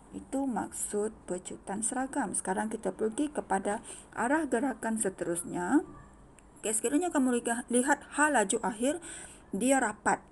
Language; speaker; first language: Malay; non-native, local second language; Iban